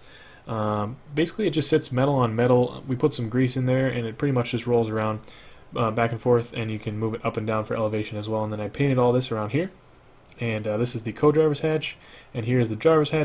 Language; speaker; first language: English; native; English